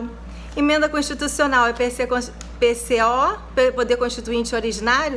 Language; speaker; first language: Portuguese; native; Portuguese